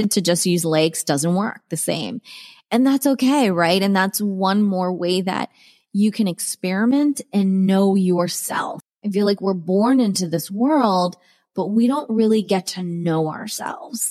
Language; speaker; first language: English; native; English